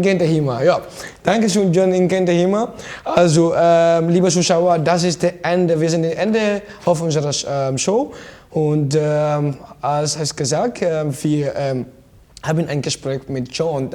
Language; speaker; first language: German; non-native, learner; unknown